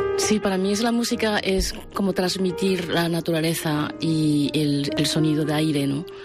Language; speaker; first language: Spanish; non-native, fluent; Japanese